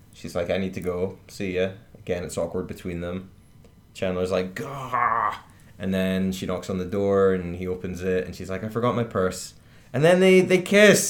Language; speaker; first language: English; native; English